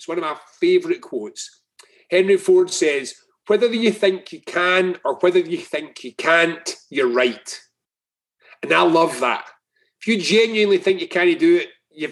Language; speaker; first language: English; native; English